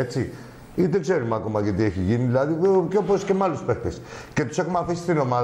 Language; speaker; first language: Greek; native; Greek